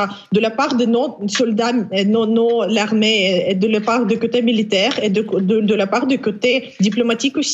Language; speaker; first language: French; non-native, fluent; Ukrainian